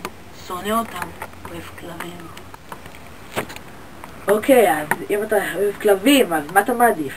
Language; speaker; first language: Hebrew; native; Hebrew